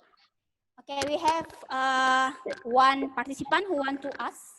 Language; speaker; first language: English; non-native, learner; Indonesian